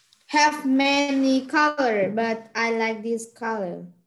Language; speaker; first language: English; non-native, learner; Vietnamese